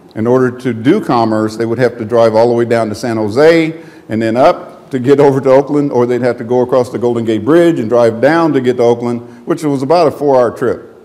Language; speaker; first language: English; native; English